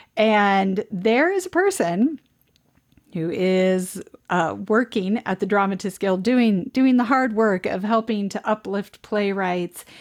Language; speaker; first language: English; native; English